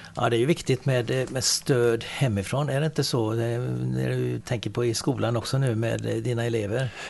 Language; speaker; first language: Swedish; native; Swedish